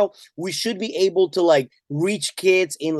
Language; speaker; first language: English; non-native, fluent; Spanish